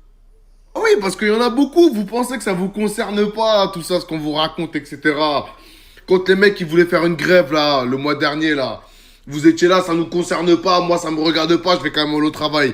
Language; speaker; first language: French; native; French